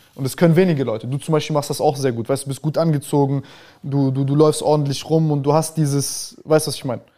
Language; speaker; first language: German; native; German